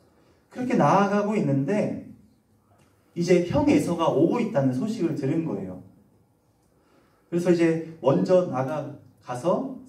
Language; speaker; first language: Korean; native; Korean